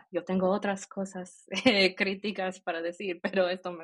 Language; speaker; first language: Spanish; early bilingual, heritage; Spanish